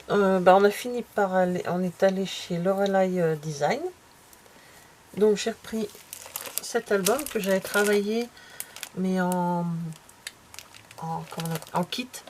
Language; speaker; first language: French; native; French